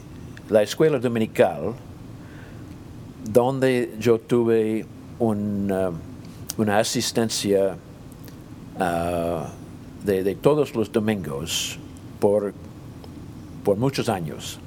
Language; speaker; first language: Spanish; non-native, fluent; English